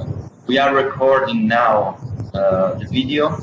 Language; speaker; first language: English; non-native, learner; Italian